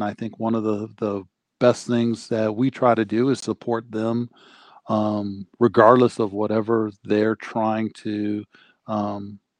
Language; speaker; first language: English; native; English